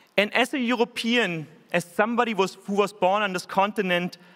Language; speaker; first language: English; non-native, fluent; German